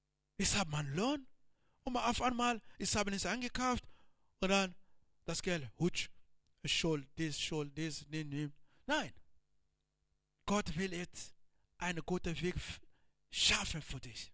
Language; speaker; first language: German; non-native, learner; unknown